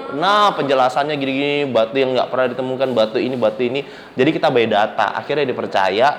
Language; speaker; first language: Indonesian; native; Indonesian